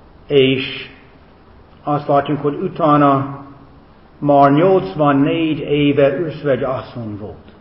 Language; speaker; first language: Hungarian; non-native, fluent; English